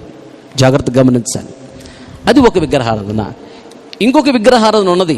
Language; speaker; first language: Telugu; native; Telugu